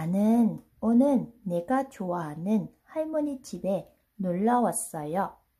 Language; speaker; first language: Korean; non-native, learner; Vietnamese